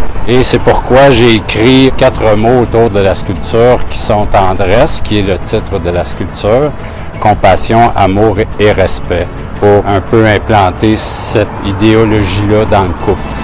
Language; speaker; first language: French; native; French